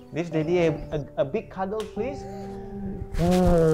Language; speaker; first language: English; non-native, fluent; Italian